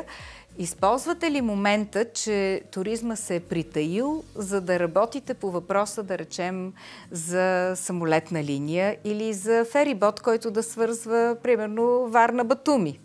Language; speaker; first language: Bulgarian; native; Bulgarian